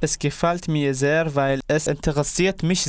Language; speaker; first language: German; non-native, learner; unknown